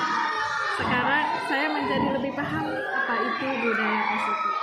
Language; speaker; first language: Indonesian; native; Indonesian